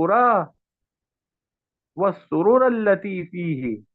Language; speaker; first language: Arabic; non-native, fluent; Urdu